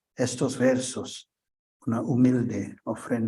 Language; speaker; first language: Spanish; non-native, fluent; English